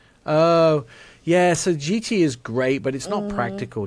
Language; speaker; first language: English; native; English